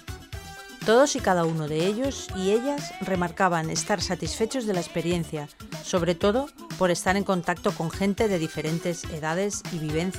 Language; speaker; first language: Spanish; native; Spanish